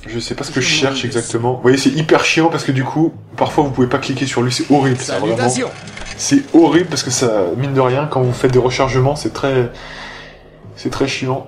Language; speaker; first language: French; native; French